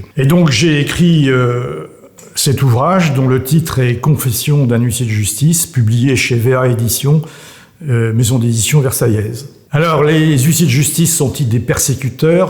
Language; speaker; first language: French; native; French